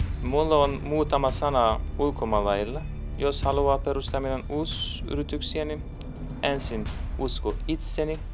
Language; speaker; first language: Finnish; non-native, learner; Turkish